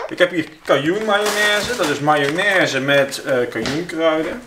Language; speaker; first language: Dutch; native; Dutch